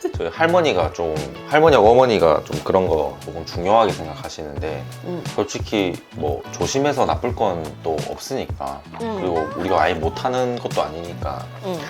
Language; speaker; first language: Korean; native; Korean